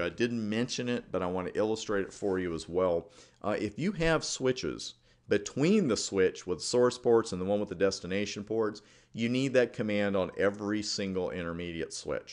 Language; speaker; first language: English; native; English